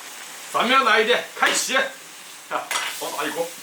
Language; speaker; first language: Chinese; native; Chinese